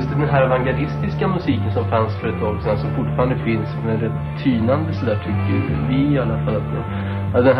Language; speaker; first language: Swedish; native; Swedish